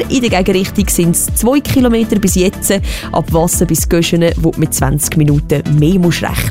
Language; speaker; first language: German; native; German